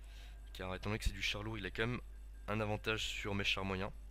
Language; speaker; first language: French; native; French